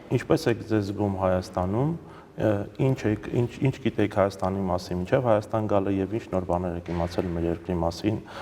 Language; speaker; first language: Armenian; native; Armenian